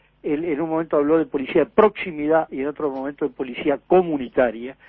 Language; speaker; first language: Spanish; native; Spanish